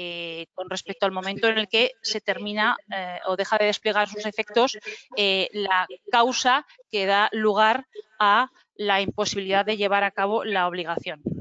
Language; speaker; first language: Spanish; native; Spanish